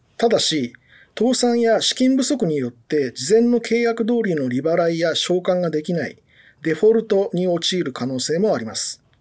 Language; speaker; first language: Japanese; native; Japanese